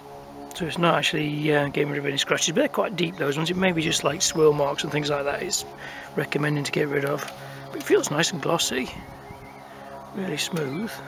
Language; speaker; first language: English; native; English